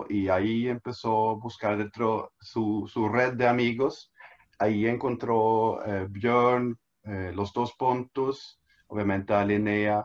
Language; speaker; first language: Spanish; non-native, fluent; Swedish